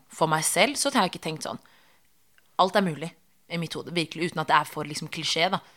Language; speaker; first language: Norwegian; early bilingual, other home language; Tigrinya